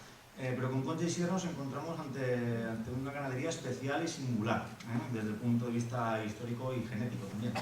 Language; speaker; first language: Spanish; native; Spanish